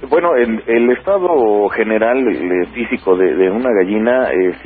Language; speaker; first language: Spanish; native; Spanish